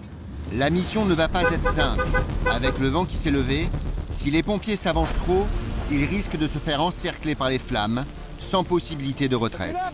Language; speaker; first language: French; native; French